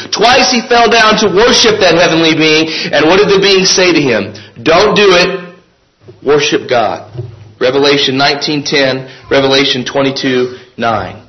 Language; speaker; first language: English; native; English